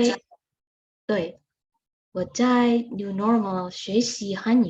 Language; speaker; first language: Chinese; non-native, learner; Indonesian